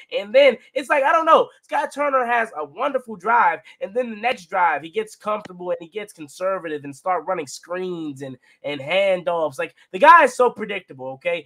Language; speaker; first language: English; native; English